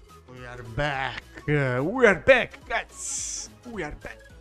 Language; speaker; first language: English; non-native, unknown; Italian